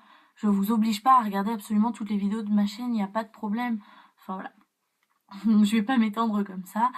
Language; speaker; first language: French; native; French